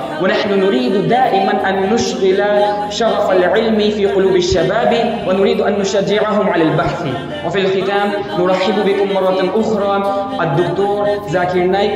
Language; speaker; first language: Arabic; non-native, fluent; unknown